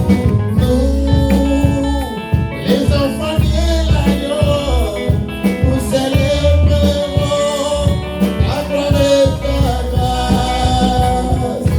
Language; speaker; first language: French; non-native, local second language; Lingala